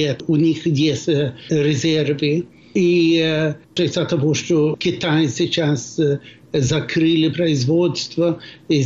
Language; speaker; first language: Russian; non-native, fluent; Swedish